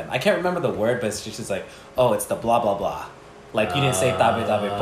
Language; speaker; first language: English; native; English